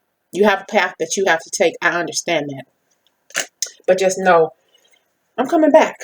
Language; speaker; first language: English; native; English